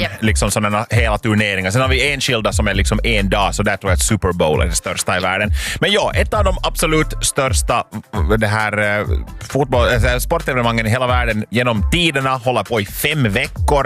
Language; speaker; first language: Swedish; native; Swedish